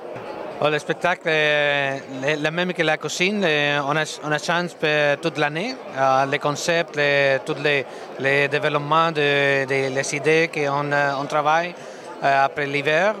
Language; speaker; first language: French; non-native, learner; Spanish